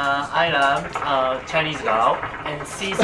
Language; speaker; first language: English; non-native, learner; Japanese